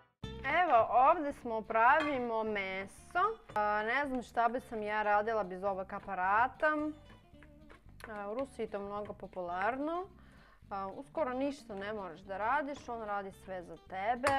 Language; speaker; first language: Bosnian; non-native, learner; Russian